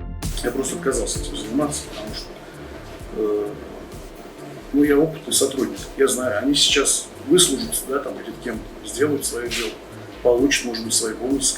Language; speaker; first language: Russian; native; Russian